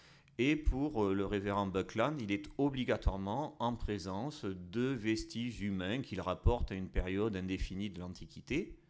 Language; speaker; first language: French; native; French